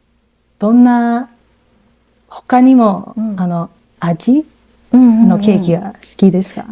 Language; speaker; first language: Japanese; non-native, learner; English